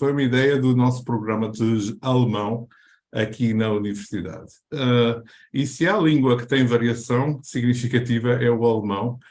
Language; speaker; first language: Portuguese; native; Portuguese